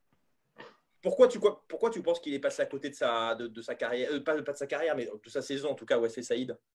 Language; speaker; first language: French; native; French